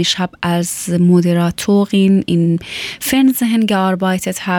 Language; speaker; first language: German; non-native, learner; Persian